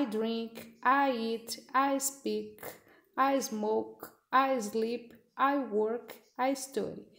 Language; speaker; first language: English; non-native, fluent; Portuguese